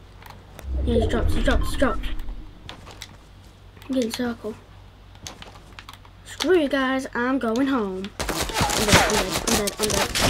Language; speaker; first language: English; native; English